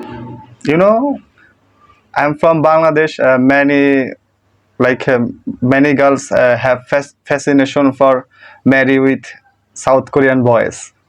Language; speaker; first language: English; non-native, learner; Bangla